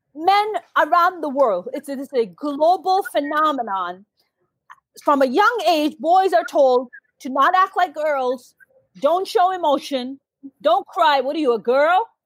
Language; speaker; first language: English; early bilingual, other home language; Urdu